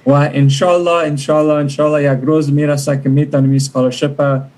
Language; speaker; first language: Persian; early bilingual, other home language; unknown